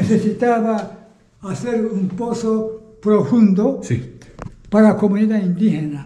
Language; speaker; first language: Spanish; non-native, fluent; Japanese